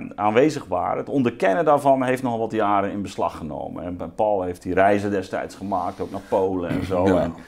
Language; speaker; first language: Dutch; native; Dutch